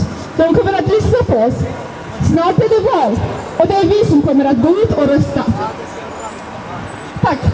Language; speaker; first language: Swedish; non-native, fluent; Azerbaijani